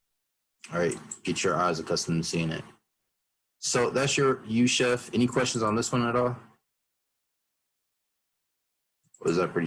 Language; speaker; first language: English; native; English